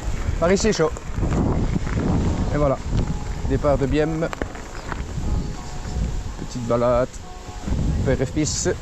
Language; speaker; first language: French; native; French